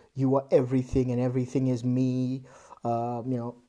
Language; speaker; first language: English; non-native, local second language; Shona